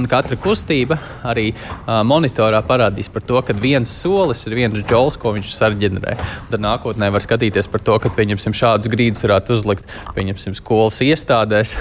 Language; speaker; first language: Latvian; native; Latvian